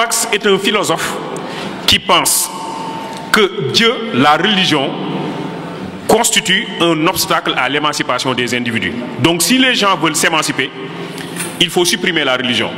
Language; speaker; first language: French; non-native, local second language; Wolof